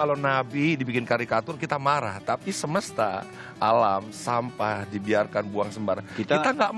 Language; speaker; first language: Malay; native; Malay